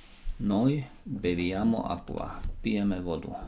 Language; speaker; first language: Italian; non-native, learner; Slovak